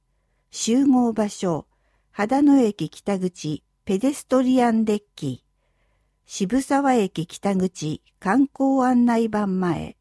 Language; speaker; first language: Japanese; native; Japanese